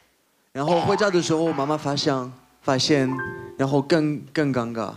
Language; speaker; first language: Chinese; non-native, learner; French